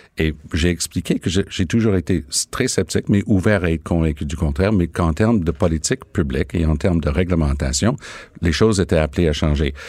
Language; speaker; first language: French; native; French